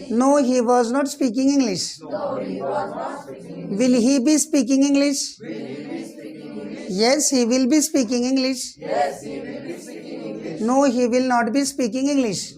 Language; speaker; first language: English; non-native, local second language; Marathi